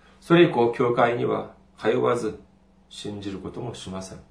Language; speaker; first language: Japanese; non-native, fluent; Korean